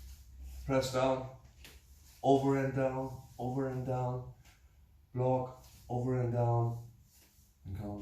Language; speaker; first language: English; non-native, fluent; German